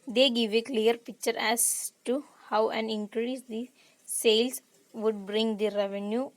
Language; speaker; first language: English; non-native, local second language; Malayalam